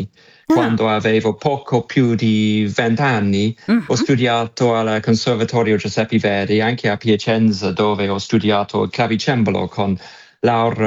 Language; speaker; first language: Italian; non-native, fluent; English